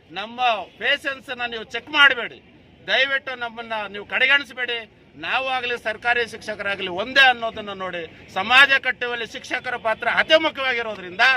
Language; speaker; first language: Kannada; native; Kannada